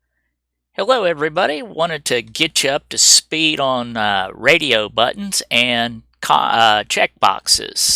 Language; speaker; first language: English; native; English